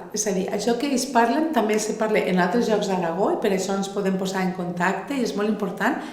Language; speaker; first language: Catalan; native; Catalan